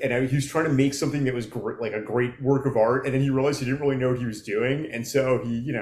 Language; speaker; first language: English; native; English